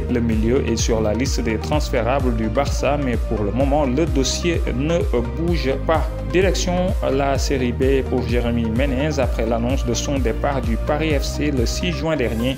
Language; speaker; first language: French; non-native, local second language; Wolof